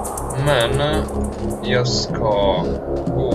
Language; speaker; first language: Swedish; non-native, learner; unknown